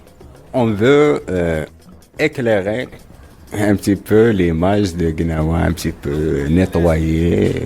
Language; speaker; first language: French; non-native, local second language; Arabic